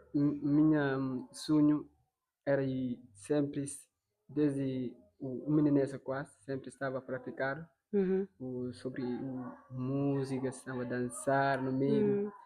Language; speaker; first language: Portuguese; non-native, local second language; Fula